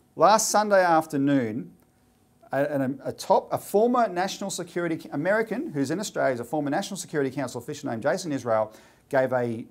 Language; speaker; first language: English; native; English